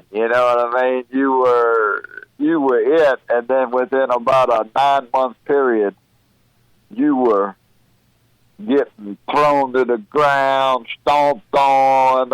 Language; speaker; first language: English; native; English